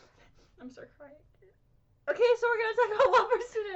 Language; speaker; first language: English; native; English